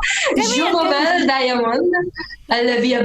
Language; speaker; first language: French; non-native, learner; Filipino